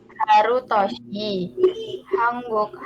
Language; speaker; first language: Korean; non-native, learner; Indonesian